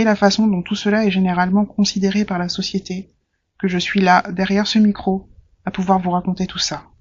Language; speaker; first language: French; native; French